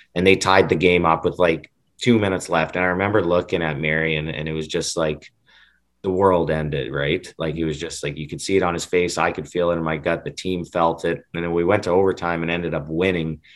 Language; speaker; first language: English; native; English